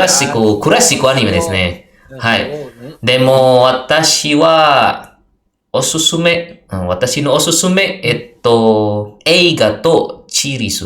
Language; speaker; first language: Japanese; non-native, learner; Indonesian